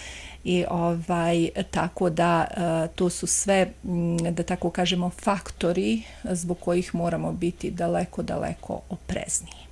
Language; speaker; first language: Croatian; native; Croatian